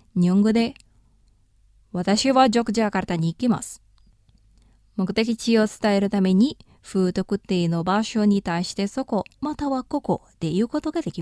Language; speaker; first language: Japanese; non-native, fluent; Indonesian